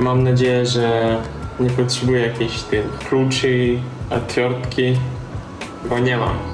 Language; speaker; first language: Polish; non-native, learner; Russian